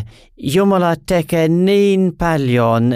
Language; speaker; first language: Finnish; non-native, learner; English